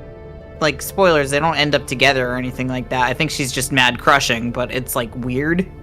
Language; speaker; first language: English; native; English